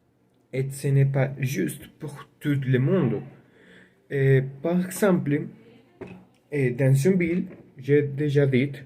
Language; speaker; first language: French; non-native, learner; Spanish